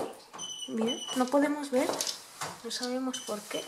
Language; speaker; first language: Spanish; native; Spanish